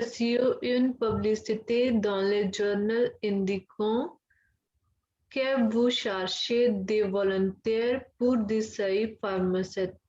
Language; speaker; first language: French; non-native, learner; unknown